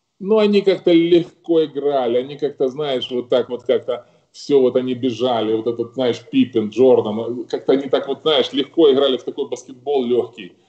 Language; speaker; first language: Russian; native; Russian